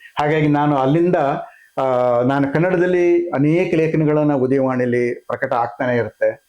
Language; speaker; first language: Kannada; non-native, local second language; Konkani